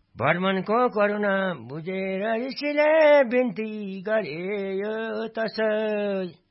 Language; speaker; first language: Nepali; native; Nepali